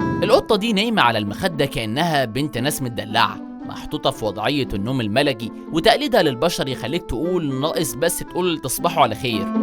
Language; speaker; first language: Arabic; native; Arabic